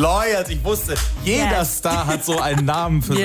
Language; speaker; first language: German; native; German